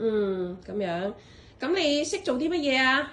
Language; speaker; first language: Cantonese; native; Cantonese